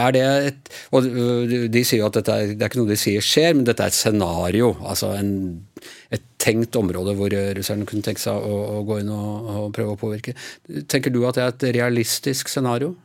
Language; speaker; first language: Norwegian; native; Norwegian